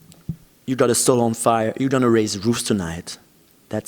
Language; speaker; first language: English; non-native, fluent; French